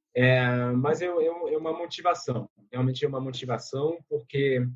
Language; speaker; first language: Portuguese; non-native, fluent; French